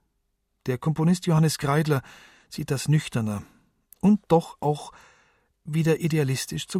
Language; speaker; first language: German; native; German